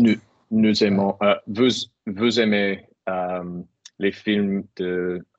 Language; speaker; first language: French; non-native, learner; English